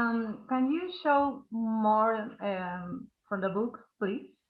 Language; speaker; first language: English; non-native, learner; Spanish